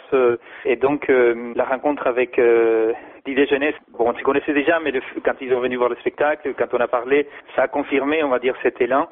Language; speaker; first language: French; non-native, fluent; Spanish